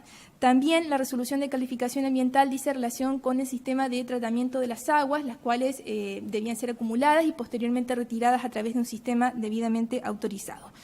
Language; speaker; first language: Spanish; native; Spanish